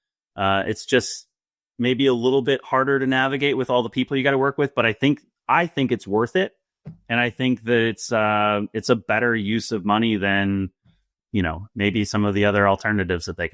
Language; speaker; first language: English; native; English